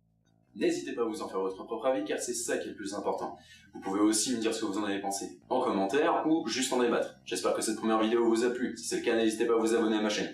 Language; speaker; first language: French; native; French